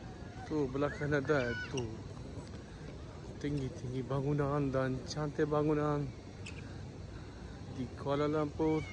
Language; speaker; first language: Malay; non-native, learner; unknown